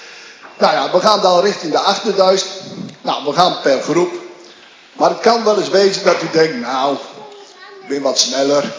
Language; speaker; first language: Dutch; native; Dutch